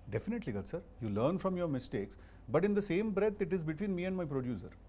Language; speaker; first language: English; non-native, local second language; Telugu